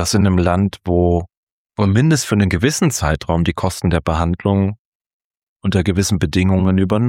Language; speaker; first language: German; native; German